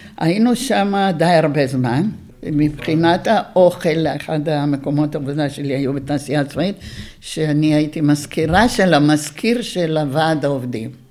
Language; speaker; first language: Hebrew; early bilingual, other home language; Bulgarian